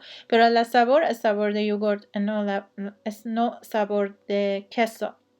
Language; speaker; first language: Spanish; non-native, learner; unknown